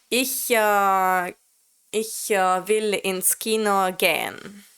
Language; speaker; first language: German; non-native, learner; Latvian